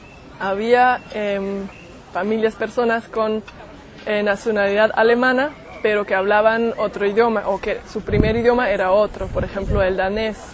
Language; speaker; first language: Spanish; non-native, fluent; German